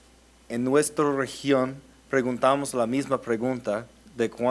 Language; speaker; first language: Spanish; early bilingual, heritage; Spanish